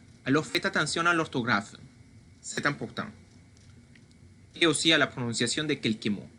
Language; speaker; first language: French; non-native, fluent; Spanish